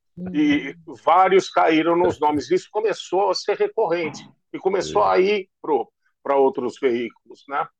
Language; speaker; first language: Portuguese; native; Portuguese